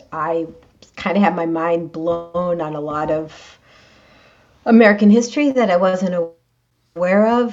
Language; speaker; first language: English; native; English